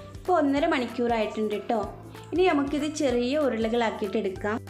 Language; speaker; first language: Malayalam; native; Malayalam